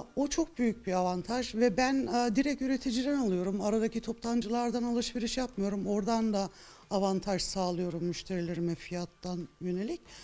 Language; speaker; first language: Turkish; early bilingual, heritage; Turkish